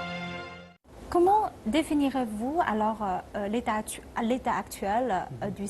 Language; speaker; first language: French; non-native, fluent; Chinese